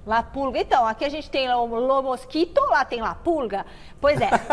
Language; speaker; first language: Portuguese; native; Portuguese